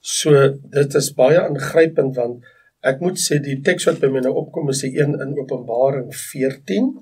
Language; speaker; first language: Afrikaans; native; Afrikaans